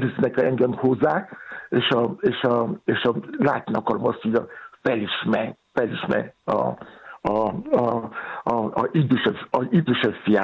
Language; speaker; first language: Hungarian; non-native, learner; Yoruba